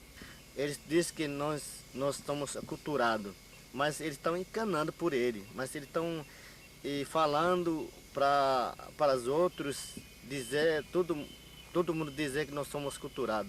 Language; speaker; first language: Portuguese; non-native, local second language; Yanomámi